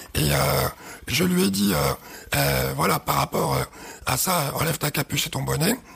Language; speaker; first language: French; early bilingual, other home language; Arabic